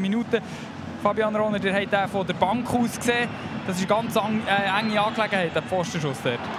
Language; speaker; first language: German; native; German